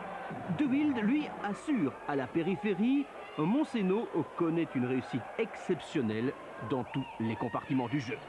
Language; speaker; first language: French; native; French